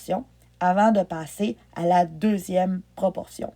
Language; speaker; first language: French; native; French